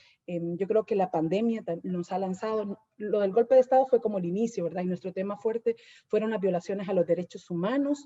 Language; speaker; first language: Spanish; native; Spanish